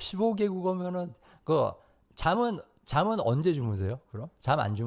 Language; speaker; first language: Korean; native; Korean